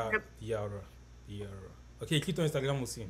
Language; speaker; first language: French; native; French